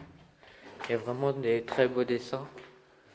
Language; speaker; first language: French; native; French